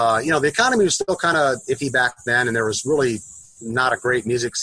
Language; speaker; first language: English; native; English